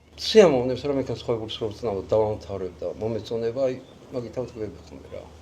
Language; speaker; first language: Georgian; native; Georgian